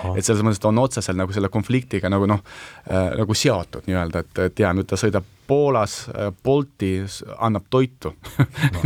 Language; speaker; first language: Estonian; non-native, local second language; Russian